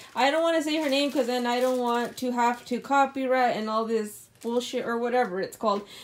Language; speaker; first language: English; early bilingual, other home language; Spanish